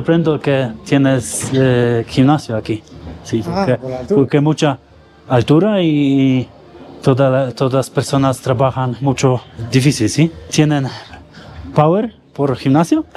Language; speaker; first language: Spanish; non-native, learner; Polish